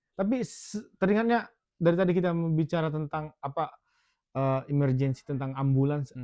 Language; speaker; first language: Indonesian; native; Indonesian